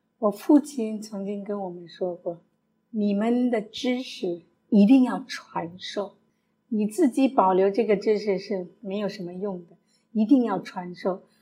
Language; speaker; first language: Chinese; early bilingual, other home language; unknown